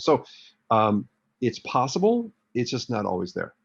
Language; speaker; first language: English; native; English